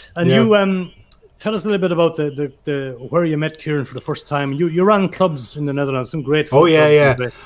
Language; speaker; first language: English; native; English